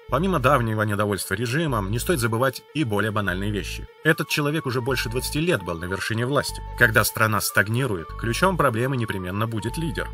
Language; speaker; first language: Russian; native; Russian